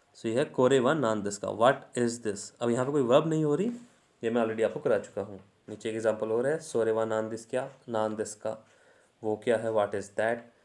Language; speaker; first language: Hindi; native; Hindi